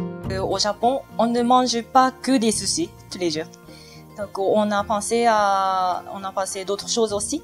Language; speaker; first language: French; non-native, learner; Japanese